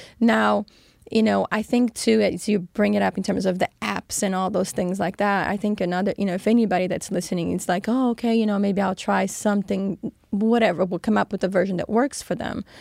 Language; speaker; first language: English; non-native, fluent; Portuguese